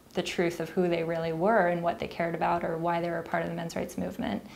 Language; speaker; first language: English; native; English